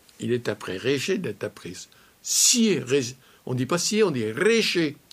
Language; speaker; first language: French; native; French